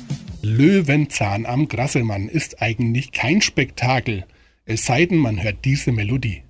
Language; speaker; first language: German; native; German